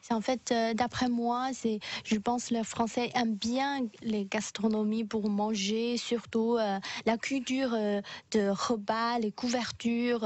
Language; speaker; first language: French; non-native, learner; Chinese